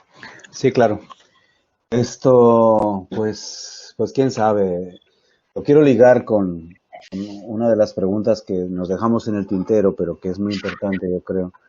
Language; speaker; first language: Spanish; native; Spanish